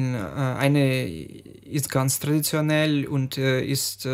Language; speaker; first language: German; non-native, fluent; Ukrainian